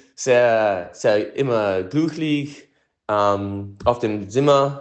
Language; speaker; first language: German; non-native, learner; English